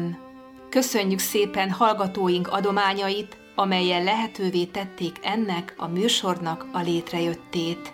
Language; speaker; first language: Hungarian; native; Hungarian